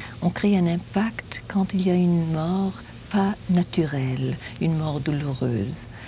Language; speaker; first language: French; non-native, fluent; German